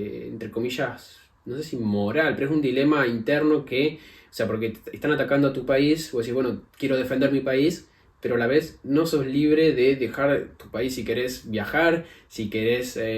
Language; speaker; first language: Spanish; native; Spanish